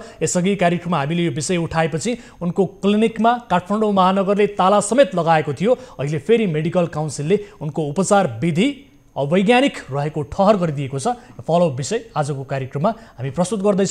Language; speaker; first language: Nepali; native; Nepali